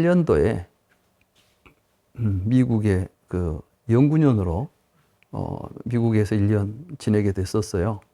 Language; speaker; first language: Korean; native; Korean